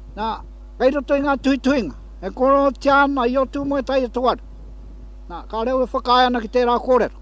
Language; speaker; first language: Māori; native; Māori